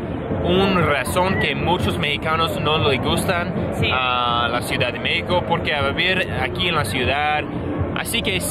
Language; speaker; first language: Spanish; non-native, learner; English